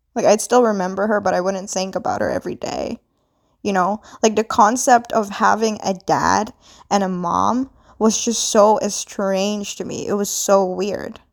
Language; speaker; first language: English; non-native, local second language; Filipino